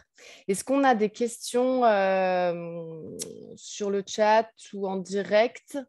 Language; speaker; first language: French; native; French